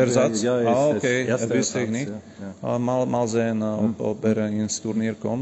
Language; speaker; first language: German; non-native, learner; Slovak